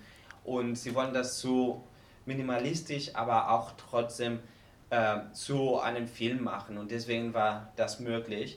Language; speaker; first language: German; non-native, fluent; Spanish